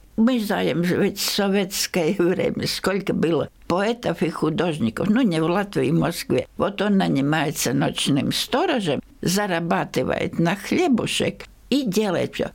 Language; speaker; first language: Russian; non-native, local second language; Latvian